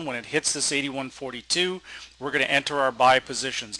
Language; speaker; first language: English; native; English